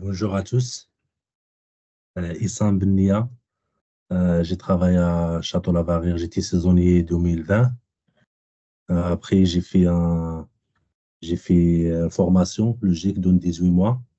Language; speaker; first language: French; non-native, learner; Arabic